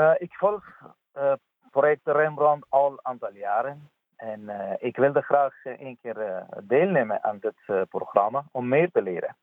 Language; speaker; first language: Dutch; non-native, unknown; Persian